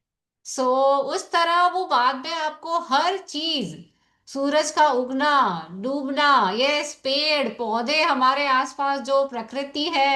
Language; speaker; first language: Hindi; native; Hindi